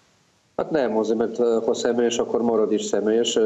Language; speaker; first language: Hungarian; non-native, fluent; Serbian